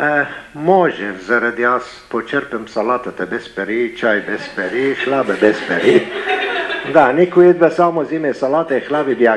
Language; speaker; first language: Bulgarian; non-native, learner; Arabic